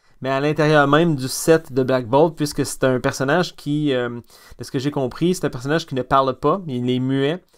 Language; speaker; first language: French; native; French